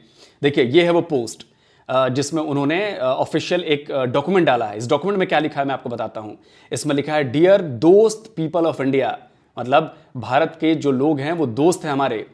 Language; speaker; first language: Hindi; native; Hindi